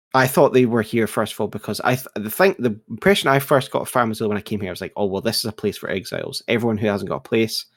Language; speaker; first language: English; native; English